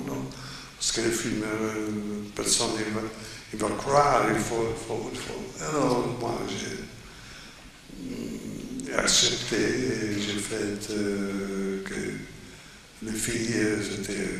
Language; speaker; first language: French; non-native, fluent; Italian